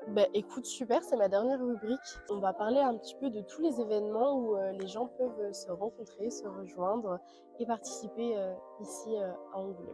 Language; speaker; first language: French; native; French